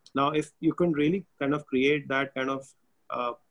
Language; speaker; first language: English; non-native, local second language; Hindi